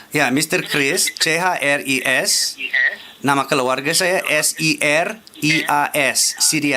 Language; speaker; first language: Indonesian; non-native, fluent; English